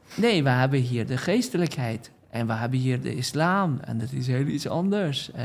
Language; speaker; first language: Dutch; non-native, fluent; Persian